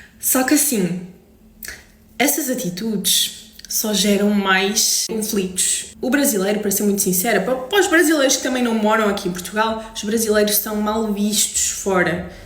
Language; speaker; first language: Portuguese; native; Portuguese